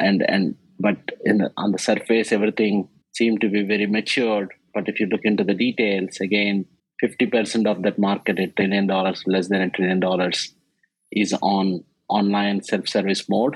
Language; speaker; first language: English; non-native, local second language; Telugu